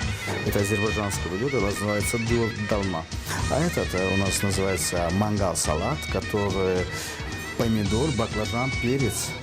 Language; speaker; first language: Russian; non-native, learner; Azerbaijani